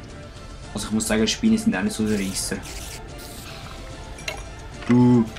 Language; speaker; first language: German; native; German